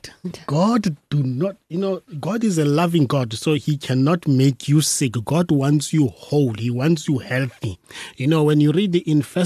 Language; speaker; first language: English; non-native, local second language; Tswana